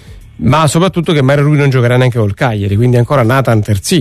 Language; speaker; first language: Italian; native; Italian